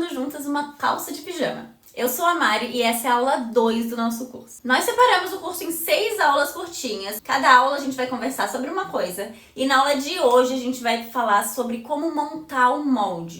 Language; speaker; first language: Portuguese; native; Portuguese